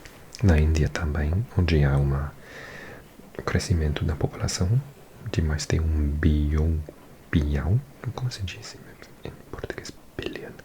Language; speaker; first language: Portuguese; non-native, learner; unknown